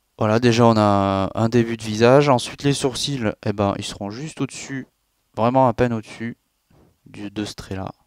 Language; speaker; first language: French; native; French